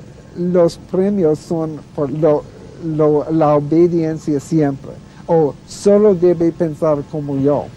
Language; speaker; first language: Spanish; non-native, fluent; English